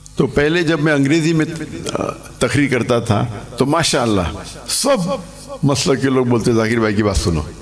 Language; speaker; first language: Urdu; non-native, local second language; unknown